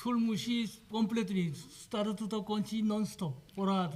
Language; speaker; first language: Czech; non-native, learner; Korean